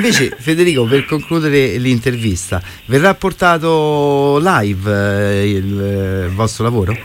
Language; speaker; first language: Italian; native; Italian